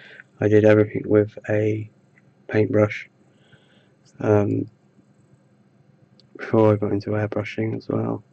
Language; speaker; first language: English; native; English